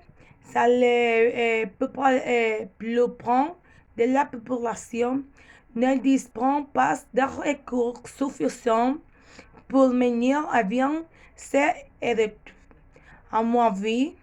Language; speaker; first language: French; non-native, learner; Spanish